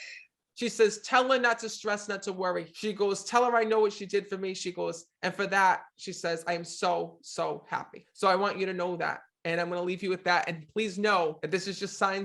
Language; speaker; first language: English; native; English